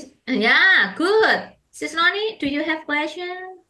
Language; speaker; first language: English; non-native, fluent; Indonesian